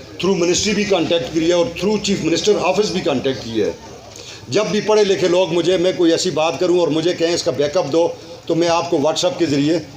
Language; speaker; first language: Urdu; non-native, local second language; Northern Hindko